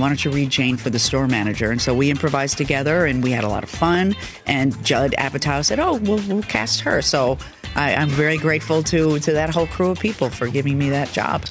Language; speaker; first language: English; native; English